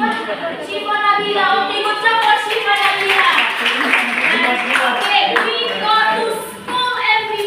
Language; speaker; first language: English; non-native, learner; Indonesian